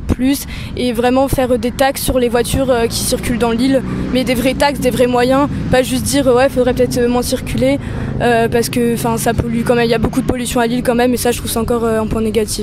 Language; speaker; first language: French; native; French